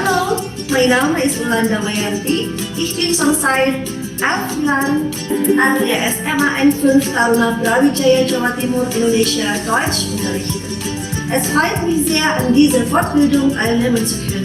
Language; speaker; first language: German; non-native, fluent; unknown